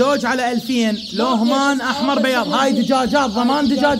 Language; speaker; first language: Arabic; native; Arabic